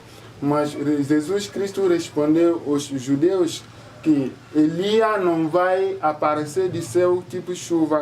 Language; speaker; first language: Portuguese; non-native, fluent; French